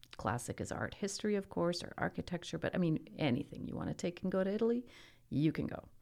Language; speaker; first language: English; early bilingual, other home language; Italian